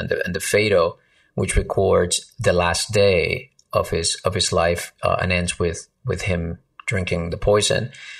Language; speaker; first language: English; early bilingual, other home language; Spanish